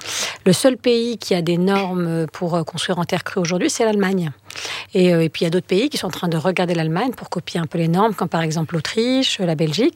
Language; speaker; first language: French; native; French